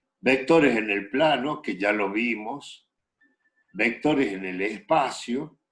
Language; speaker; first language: Spanish; native; Spanish